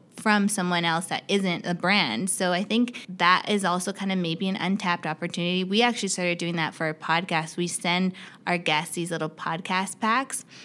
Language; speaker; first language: English; native; English